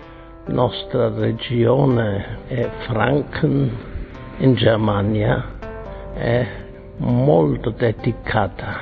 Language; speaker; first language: Italian; non-native, fluent; German